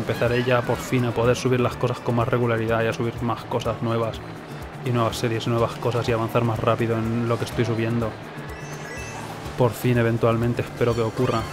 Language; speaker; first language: Spanish; native; Spanish